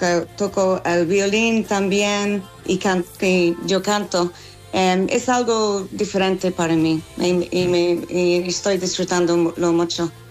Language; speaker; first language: Spanish; non-native, fluent; English